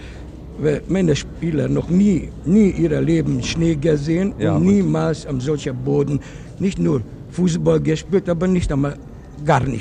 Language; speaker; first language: German; non-native, fluent; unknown